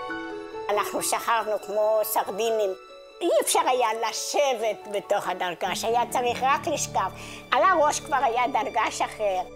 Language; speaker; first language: Hebrew; non-native, fluent; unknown